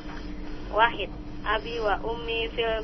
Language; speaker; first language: Arabic; non-native, learner; Indonesian